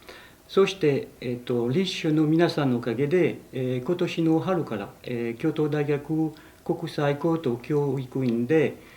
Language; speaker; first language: Japanese; non-native, fluent; French